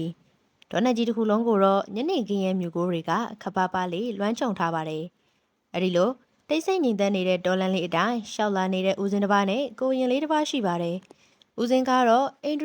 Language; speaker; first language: Burmese; native; Burmese